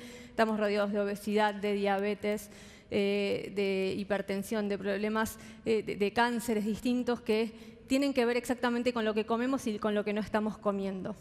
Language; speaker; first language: Spanish; native; Spanish